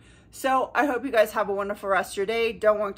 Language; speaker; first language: English; native; English